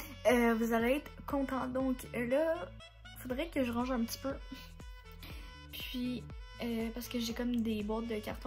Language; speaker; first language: French; native; French